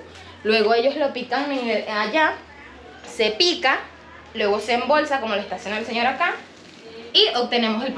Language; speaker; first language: Spanish; native; Spanish